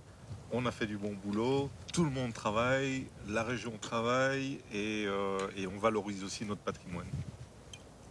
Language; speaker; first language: French; native; French